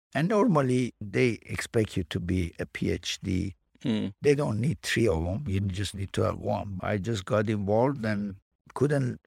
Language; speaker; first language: English; non-native, fluent; Persian